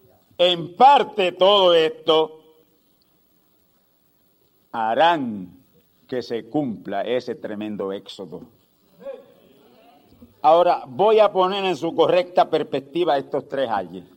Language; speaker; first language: Spanish; native; Spanish